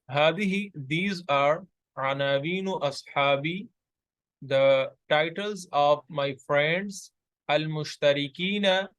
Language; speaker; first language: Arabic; non-native, fluent; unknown